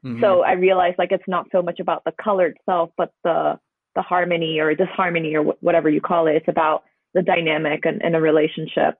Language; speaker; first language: English; non-native, local second language; Cantonese